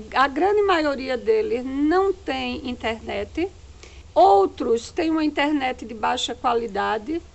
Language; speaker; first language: Portuguese; native; Portuguese